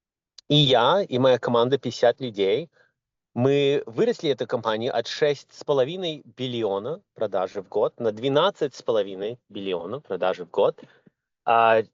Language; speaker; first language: Russian; early bilingual, other home language; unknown